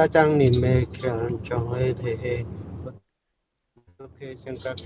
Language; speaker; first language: Korean; non-native, learner; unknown